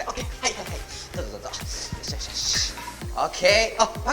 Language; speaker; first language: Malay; non-native, learner; Japanese